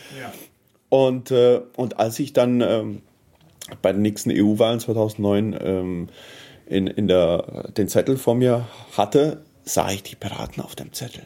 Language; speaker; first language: German; early bilingual, heritage; German